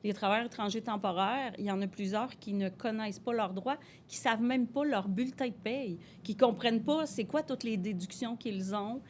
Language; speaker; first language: French; native; French